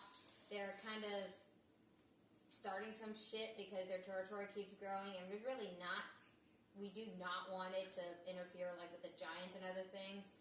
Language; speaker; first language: English; native; English